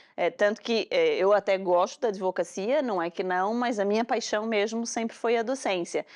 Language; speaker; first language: Portuguese; native; Portuguese